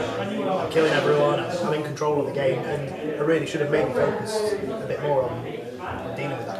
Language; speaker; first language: English; native; English